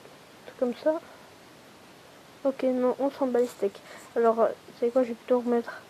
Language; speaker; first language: French; native; French